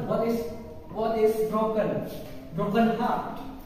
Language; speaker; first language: English; non-native, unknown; Indonesian